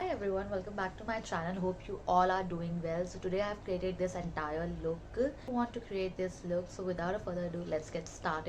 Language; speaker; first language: English; non-native, local second language; Hindi